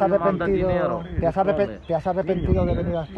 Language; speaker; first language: Spanish; native; Spanish